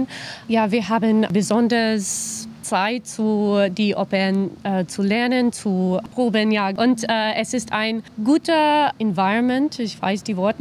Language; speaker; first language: German; non-native, learner; English